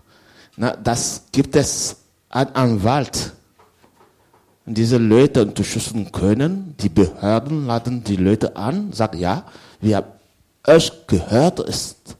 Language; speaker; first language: German; non-native, learner; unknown